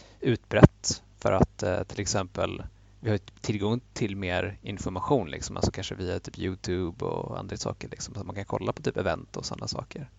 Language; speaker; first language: Swedish; native; Swedish